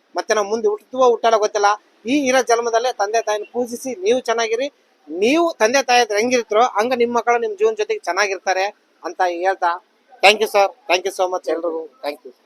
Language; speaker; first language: Kannada; native; Kannada